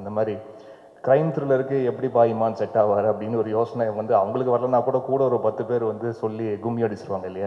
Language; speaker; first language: Tamil; native; Tamil